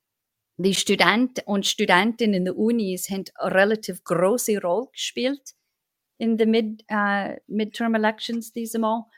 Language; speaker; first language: German; non-native, fluent; English